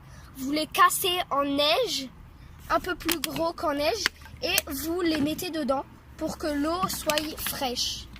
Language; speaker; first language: French; native; French